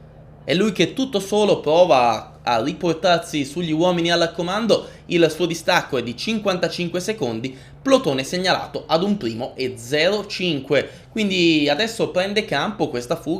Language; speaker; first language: Italian; native; Italian